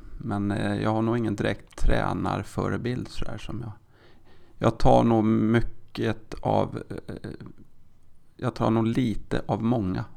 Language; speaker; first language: Swedish; native; Swedish